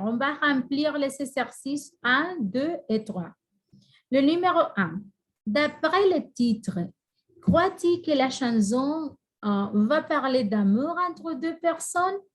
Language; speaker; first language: French; non-native, fluent; Spanish